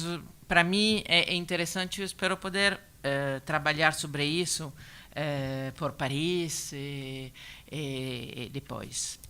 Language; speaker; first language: Portuguese; non-native, learner; Italian